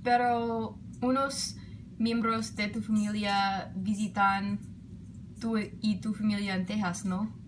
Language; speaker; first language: Spanish; non-native, learner; English